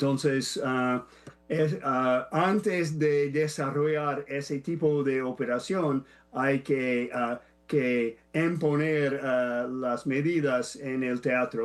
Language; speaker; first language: Spanish; non-native, fluent; English